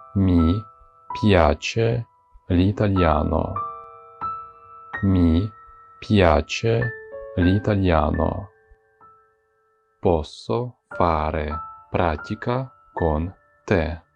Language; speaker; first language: Italian; non-native, fluent; Ukrainian